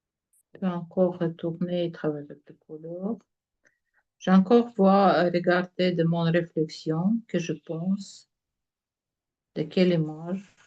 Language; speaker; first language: French; non-native, learner; Russian